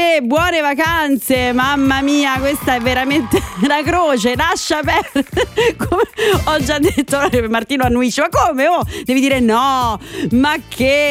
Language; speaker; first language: Italian; native; Italian